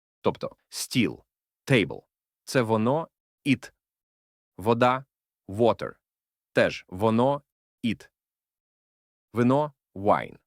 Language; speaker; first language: Ukrainian; native; Ukrainian